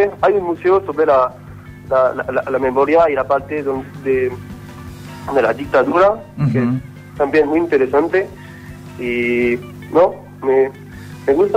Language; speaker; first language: Spanish; non-native, learner; French